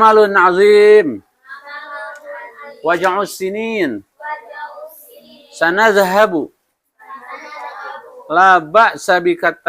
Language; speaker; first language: Arabic; non-native, local second language; Indonesian